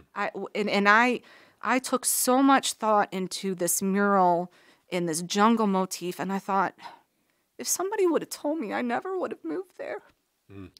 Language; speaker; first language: English; native; English